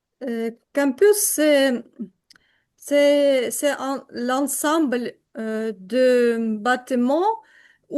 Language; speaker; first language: French; non-native, learner; Ukrainian